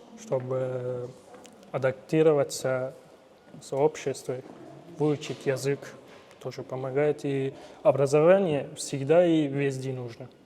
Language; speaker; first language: Russian; non-native, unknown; Turkish